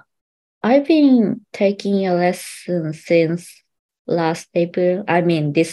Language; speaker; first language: English; non-native, learner; Japanese